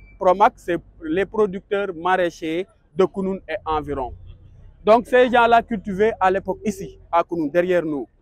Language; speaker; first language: French; non-native, local second language; Wolof